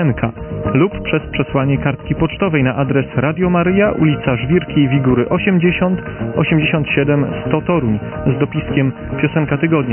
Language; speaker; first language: Polish; native; Polish